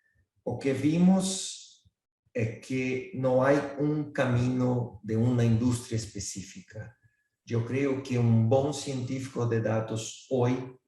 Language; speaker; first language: Spanish; non-native, fluent; Portuguese